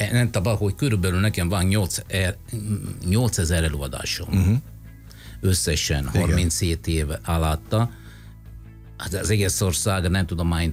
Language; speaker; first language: Hungarian; non-native, fluent; Italian